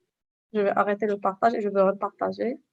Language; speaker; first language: French; non-native, local second language; Arabic